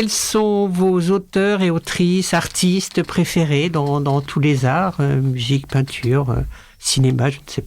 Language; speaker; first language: French; native; French